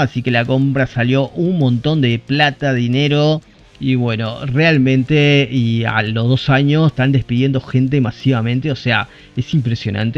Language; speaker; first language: Spanish; native; Spanish